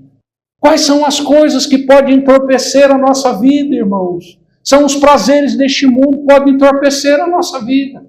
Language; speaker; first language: Portuguese; native; Portuguese